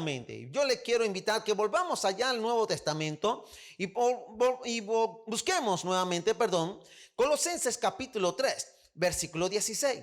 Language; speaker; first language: Spanish; native; Spanish